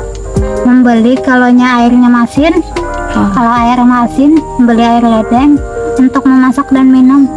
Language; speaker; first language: Indonesian; non-native, local second language; Banjar